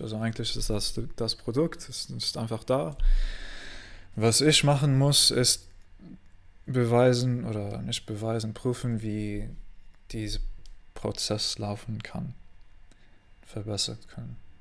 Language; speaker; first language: German; non-native, learner; Arabic